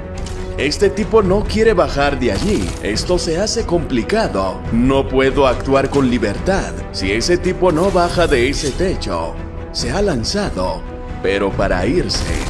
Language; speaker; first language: Spanish; native; Spanish